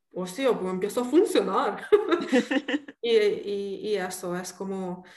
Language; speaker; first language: Spanish; non-native, fluent; Ukrainian